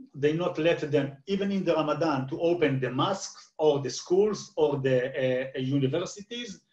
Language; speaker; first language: English; non-native, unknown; Hebrew